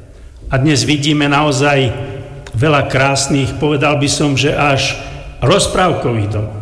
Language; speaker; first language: Slovak; native; Slovak